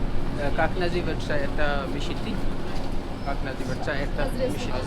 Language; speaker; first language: Russian; non-native, learner; Urdu